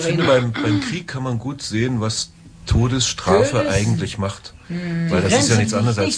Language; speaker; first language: German; native; German